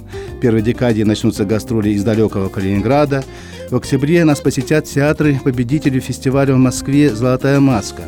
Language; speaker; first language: Russian; native; Russian